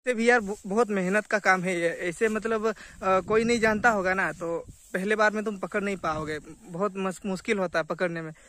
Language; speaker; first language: Hindi; non-native, local second language; Santali